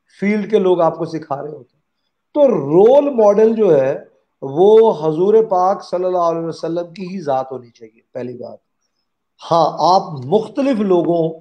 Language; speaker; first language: Urdu; non-native, local second language; Punjabi